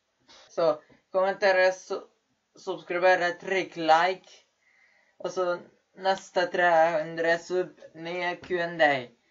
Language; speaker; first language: Norwegian; early bilingual, other home language; Polish